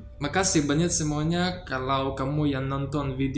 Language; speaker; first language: Indonesian; non-native, learner; Russian